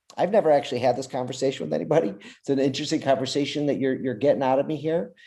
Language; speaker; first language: English; native; English